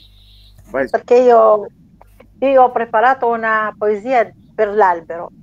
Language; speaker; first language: Italian; non-native, learner; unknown